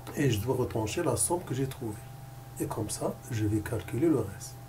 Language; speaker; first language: French; non-native, local second language; Arabic